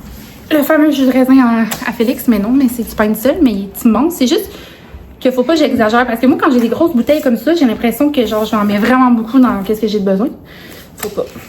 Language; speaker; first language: French; native; French